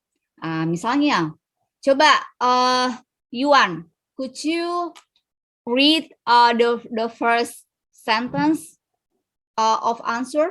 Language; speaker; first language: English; non-native, fluent; Indonesian